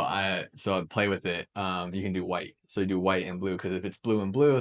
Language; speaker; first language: English; native; English